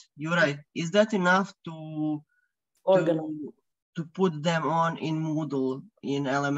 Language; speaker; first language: English; non-native, fluent; Croatian